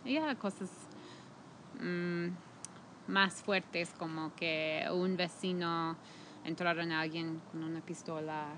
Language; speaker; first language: Spanish; non-native, fluent; English